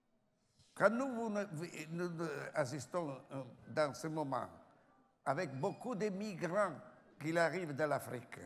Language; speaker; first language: French; non-native, learner; Italian